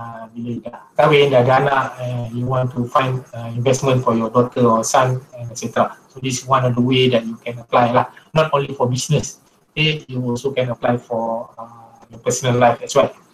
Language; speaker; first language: English; non-native, local second language; Malay